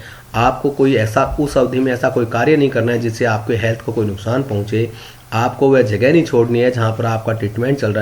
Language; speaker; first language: Hindi; native; Hindi